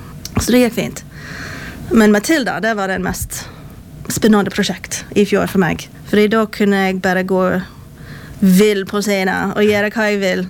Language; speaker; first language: Norwegian; non-native, fluent; English